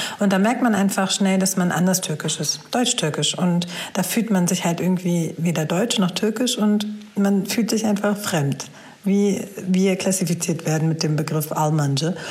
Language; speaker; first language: German; early bilingual, other home language; Turkish